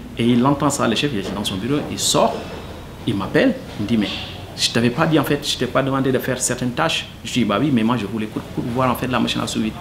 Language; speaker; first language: French; non-native, local second language; Wolof